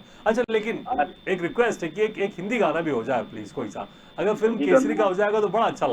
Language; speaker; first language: Hindi; native; Hindi